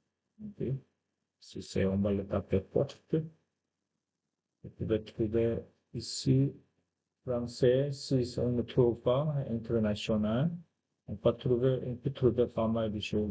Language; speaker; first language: French; non-native, fluent; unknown